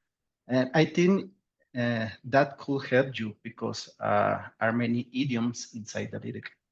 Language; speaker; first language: English; non-native, learner; Spanish